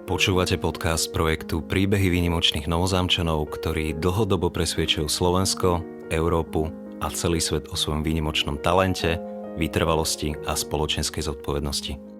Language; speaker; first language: Slovak; native; Slovak